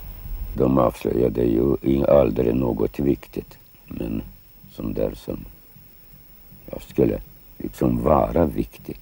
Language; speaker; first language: Swedish; non-native, fluent; Lithuanian